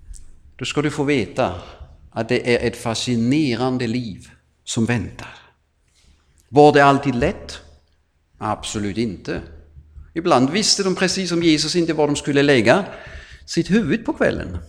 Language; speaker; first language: Swedish; non-native, fluent; German